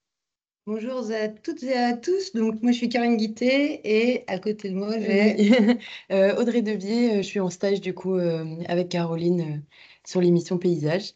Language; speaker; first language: French; native; French